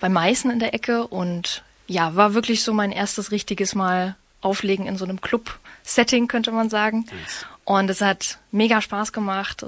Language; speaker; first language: German; native; German